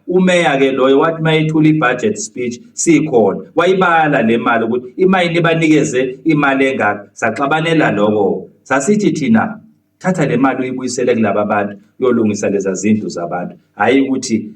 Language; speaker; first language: Zulu; native; Zulu